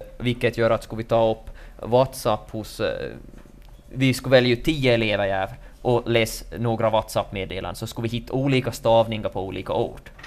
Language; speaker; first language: Swedish; native; Swedish